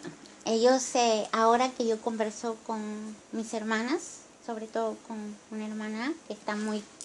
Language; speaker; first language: Spanish; native; Spanish